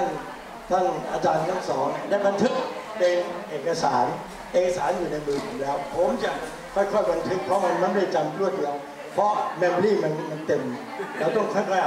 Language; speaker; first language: Thai; native; Thai